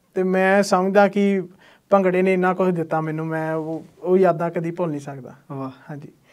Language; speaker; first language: Punjabi; native; Punjabi